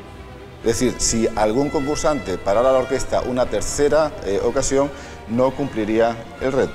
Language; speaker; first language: Spanish; native; Spanish